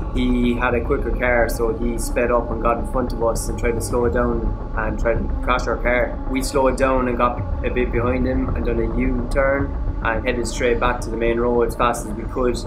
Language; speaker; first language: English; native; English